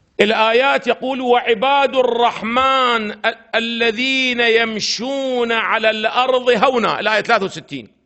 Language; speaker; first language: Arabic; native; Arabic